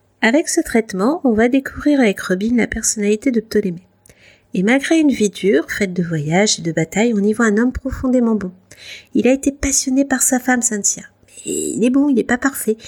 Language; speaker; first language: French; native; French